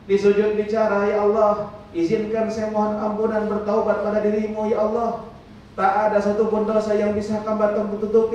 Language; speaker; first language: Indonesian; native; Indonesian